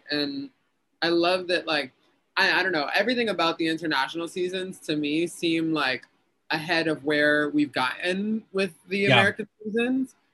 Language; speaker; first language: English; early bilingual, other home language; Spanish